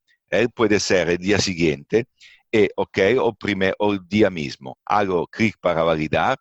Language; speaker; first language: Spanish; non-native, fluent; Italian